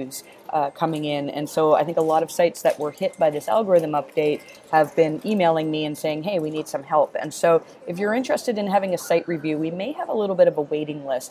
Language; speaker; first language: English; native; English